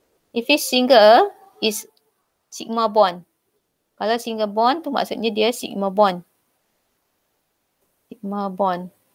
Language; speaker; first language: English; non-native, local second language; Malay